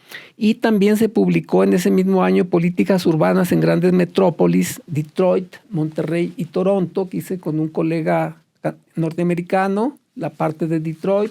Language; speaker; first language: Spanish; native; Spanish